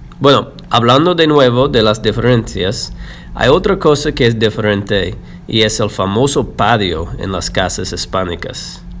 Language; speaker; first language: Spanish; non-native, fluent; English